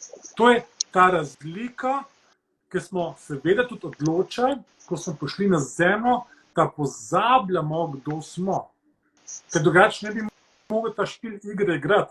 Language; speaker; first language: Slovenian; early bilingual, heritage; Slovenian